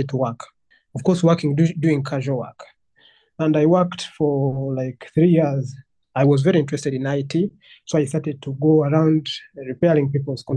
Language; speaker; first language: English; non-native, local second language; Ganda